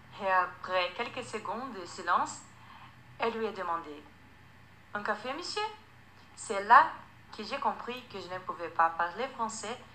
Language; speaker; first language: French; non-native, fluent; Portuguese